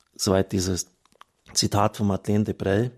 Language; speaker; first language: German; native; German